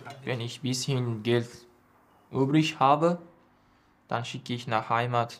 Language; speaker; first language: German; non-native, learner; Uzbek